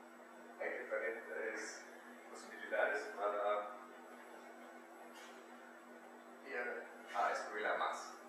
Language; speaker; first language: Spanish; non-native, learner; German